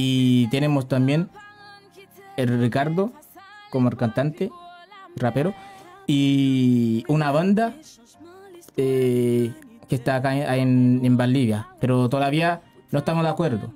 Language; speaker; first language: Spanish; non-native, learner; Haitian Creole